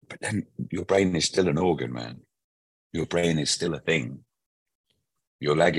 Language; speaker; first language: English; native; English